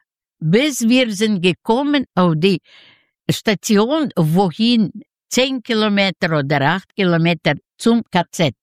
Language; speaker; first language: German; non-native, fluent; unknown